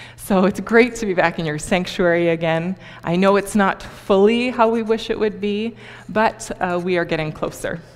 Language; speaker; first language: English; native; English